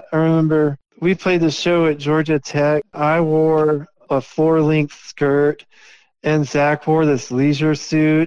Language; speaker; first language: English; native; English